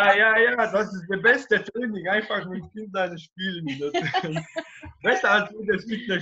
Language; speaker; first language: German; non-native, fluent; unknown